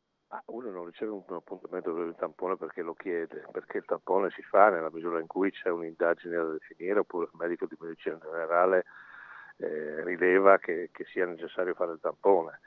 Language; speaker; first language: Italian; native; Italian